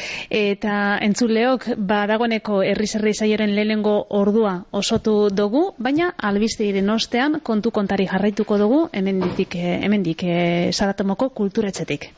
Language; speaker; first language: Basque; native; Basque